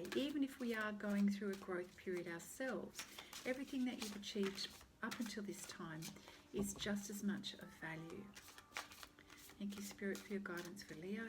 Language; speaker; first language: English; native; English